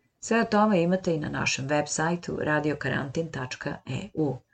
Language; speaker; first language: Serbian; native; Serbian